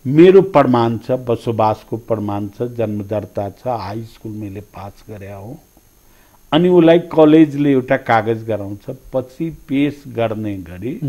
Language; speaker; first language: Nepali; non-native, local second language; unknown